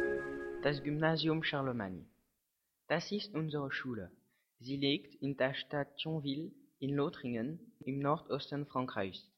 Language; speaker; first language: German; non-native, learner; French